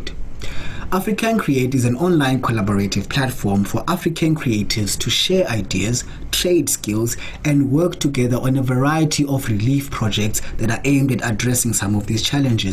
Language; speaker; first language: English; non-native, local second language; Xhosa